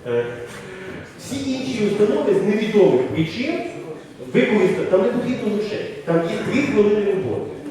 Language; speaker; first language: Ukrainian; native; Ukrainian